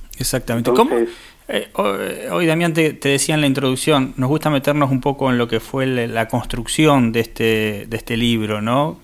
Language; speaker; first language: Spanish; native; Spanish